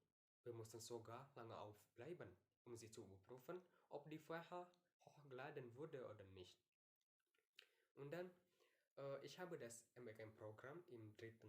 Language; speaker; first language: German; non-native, learner; Indonesian